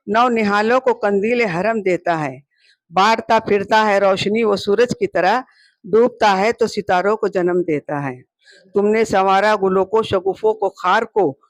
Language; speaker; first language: Hindi; non-native, local second language; Urdu